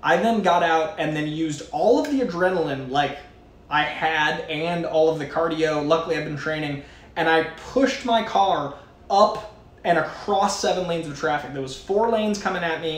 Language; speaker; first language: English; native; English